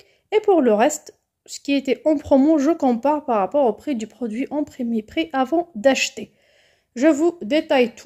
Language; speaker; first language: French; native; French